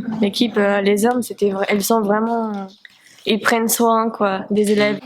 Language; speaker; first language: French; non-native, fluent; Persian